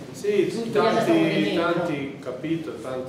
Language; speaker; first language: Italian; non-native, learner; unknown